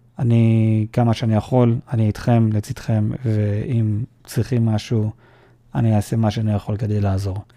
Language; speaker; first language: Hebrew; native; Hebrew